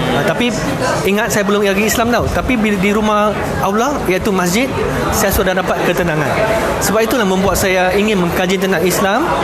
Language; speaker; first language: Malay; non-native, local second language; Chinese